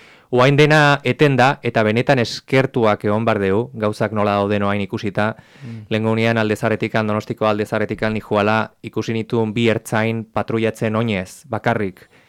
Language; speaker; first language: Basque; native; Basque